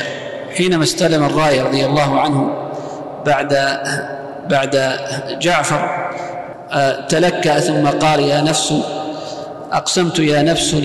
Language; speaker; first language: Arabic; native; Arabic